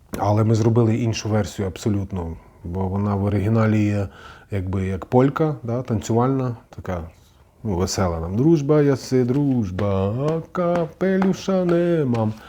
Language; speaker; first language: Ukrainian; native; Ukrainian